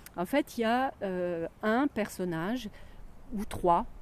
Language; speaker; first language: French; native; French